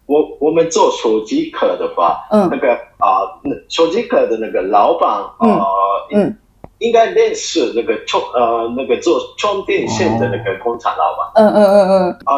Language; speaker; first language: Chinese; non-native, fluent; Japanese